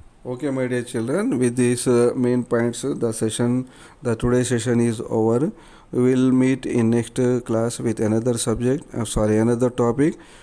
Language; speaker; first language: English; non-native, local second language; Telugu